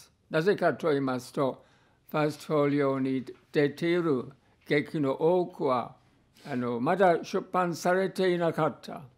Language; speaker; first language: Japanese; non-native, fluent; English